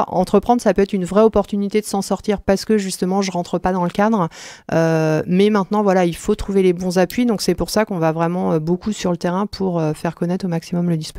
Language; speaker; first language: French; native; French